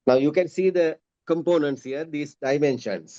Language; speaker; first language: English; non-native, local second language; Sinhala